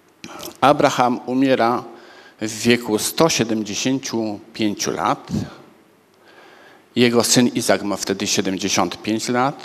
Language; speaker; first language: Polish; native; Polish